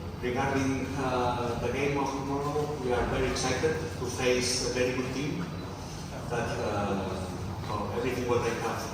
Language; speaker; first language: English; non-native, fluent; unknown